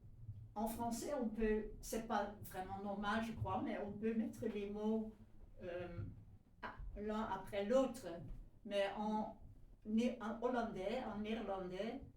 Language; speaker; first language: French; non-native, fluent; Dutch